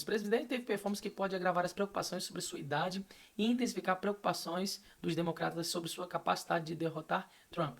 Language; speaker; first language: Portuguese; native; Portuguese